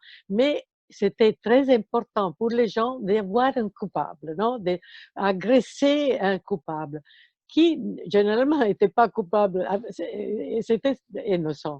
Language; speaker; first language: French; non-native, fluent; Italian